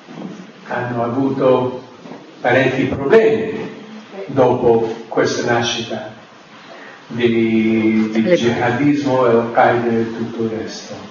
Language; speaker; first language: Italian; non-native, fluent; English